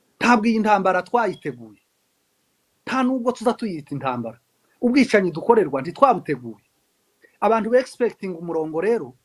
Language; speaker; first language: Kinyarwanda; native; Kinyarwanda